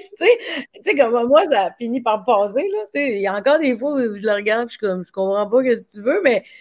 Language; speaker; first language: French; native; French